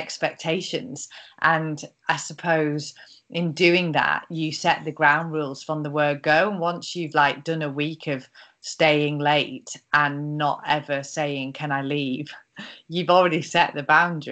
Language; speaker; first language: English; native; English